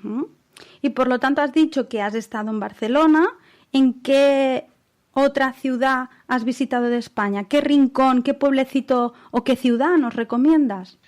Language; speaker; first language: Spanish; native; Spanish